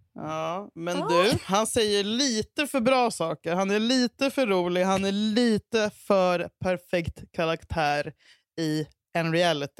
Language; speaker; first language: Swedish; native; Swedish